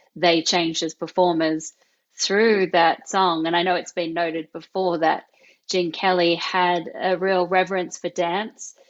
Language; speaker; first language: English; native; English